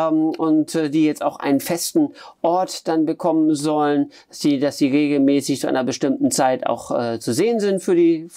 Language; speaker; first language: German; native; German